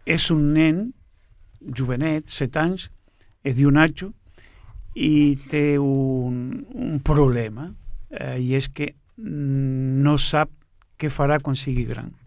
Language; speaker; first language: Catalan; non-native, fluent; Portuguese